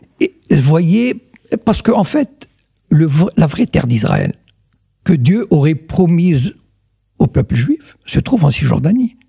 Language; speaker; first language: French; non-native, local second language; Arabic